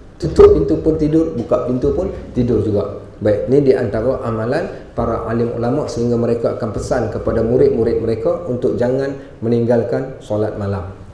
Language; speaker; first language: Malay; native; Malay